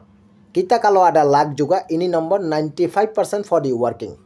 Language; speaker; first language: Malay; non-native, learner; Bangla